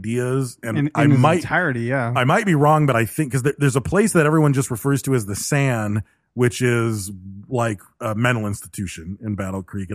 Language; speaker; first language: English; native; English